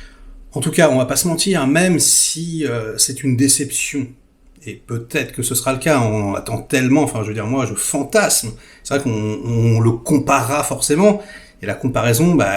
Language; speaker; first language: French; native; French